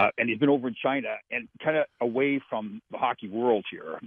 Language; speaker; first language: English; native; English